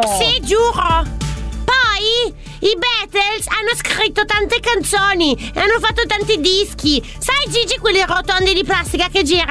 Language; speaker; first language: Italian; native; Italian